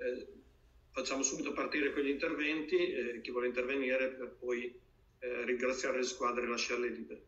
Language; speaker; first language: Italian; native; Italian